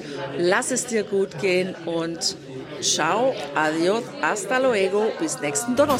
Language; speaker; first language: German; native; German